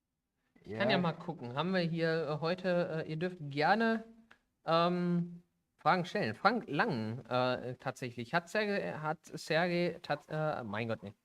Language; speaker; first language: German; native; German